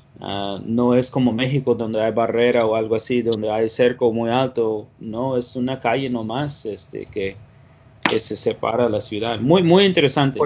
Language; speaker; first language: Spanish; non-native, fluent; English